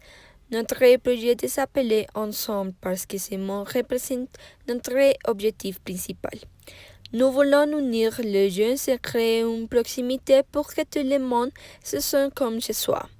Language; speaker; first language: French; non-native, learner; Spanish